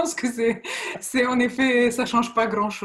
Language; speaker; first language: French; non-native, fluent; Romanian